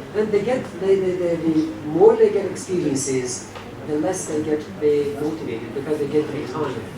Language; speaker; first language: English; non-native, fluent; Persian